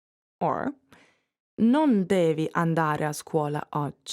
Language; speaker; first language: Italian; non-native, fluent; English